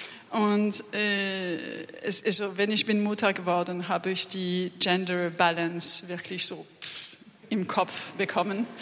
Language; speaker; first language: German; non-native, fluent; French